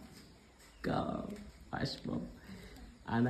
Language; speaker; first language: Hindi; native; Hindi